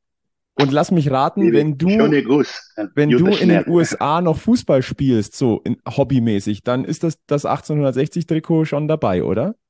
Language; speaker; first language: German; native; German